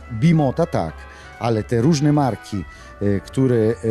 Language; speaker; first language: Polish; non-native, learner; Italian